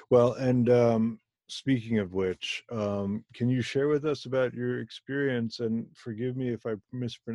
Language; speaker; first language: English; non-native, fluent; Hindi